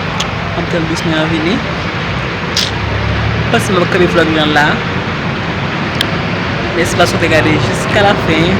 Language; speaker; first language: French; non-native, learner; Haitian Creole